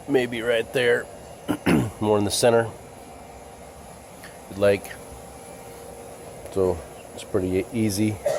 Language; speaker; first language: English; native; English